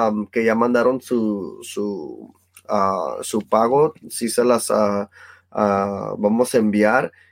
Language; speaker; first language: Spanish; early bilingual, heritage; Spanish